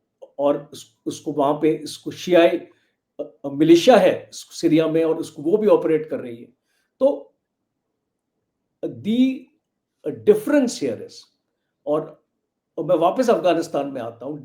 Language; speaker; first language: Hindi; native; Hindi